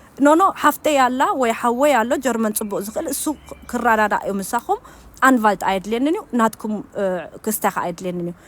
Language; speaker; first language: Tigrinya; early bilingual, heritage; German